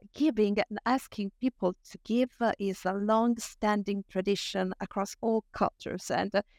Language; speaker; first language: English; non-native, fluent; Italian